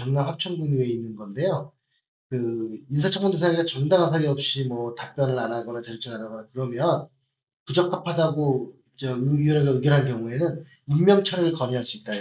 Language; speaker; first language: Korean; native; Korean